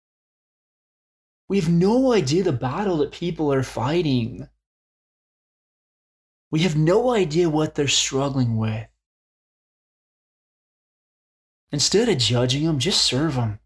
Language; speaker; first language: English; native; English